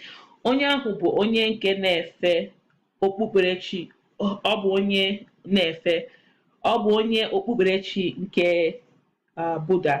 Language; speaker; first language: Igbo; non-native, learner; English